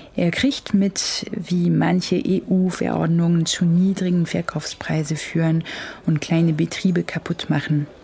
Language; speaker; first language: German; non-native, fluent; French